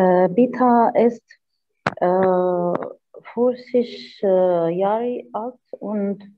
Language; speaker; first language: German; non-native, learner; Arabic